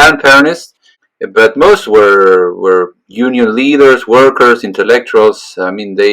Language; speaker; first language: English; non-native, fluent; Spanish